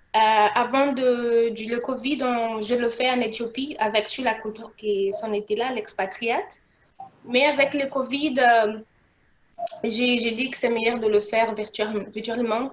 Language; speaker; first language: French; non-native, local second language; Portuguese